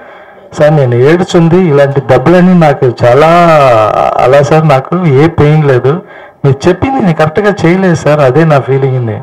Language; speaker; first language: Telugu; non-native, fluent; Tamil